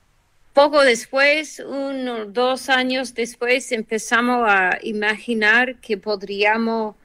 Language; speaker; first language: Spanish; non-native, fluent; English